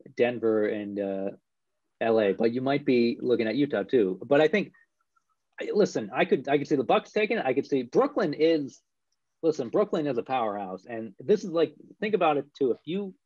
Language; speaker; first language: English; native; English